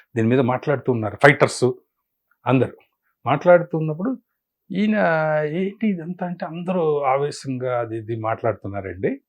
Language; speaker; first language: Telugu; native; Telugu